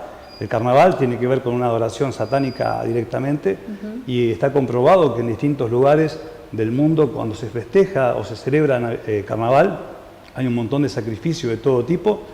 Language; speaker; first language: Spanish; native; Spanish